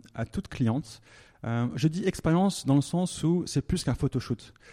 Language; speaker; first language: French; native; French